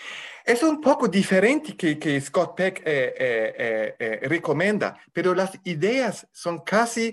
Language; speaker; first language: Spanish; non-native, fluent; German